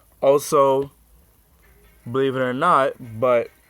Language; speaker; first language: English; native; English